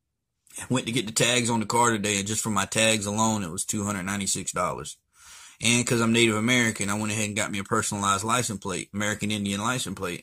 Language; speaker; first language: English; native; English